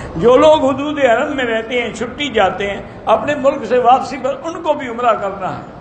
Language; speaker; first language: Urdu; native; Urdu